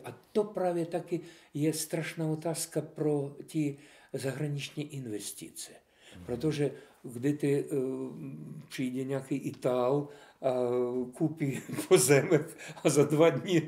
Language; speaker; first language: Czech; non-native, fluent; Russian